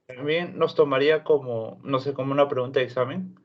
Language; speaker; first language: Spanish; native; Spanish